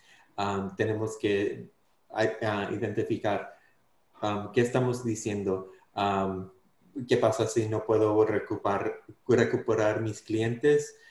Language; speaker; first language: Spanish; non-native, fluent; English